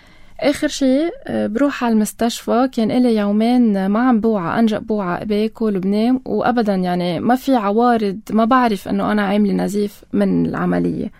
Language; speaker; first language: Arabic; native; Arabic